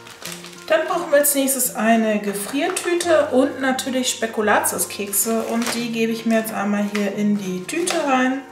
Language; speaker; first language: German; native; German